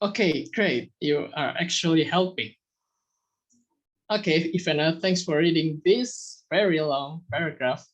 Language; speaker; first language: English; non-native, fluent; Indonesian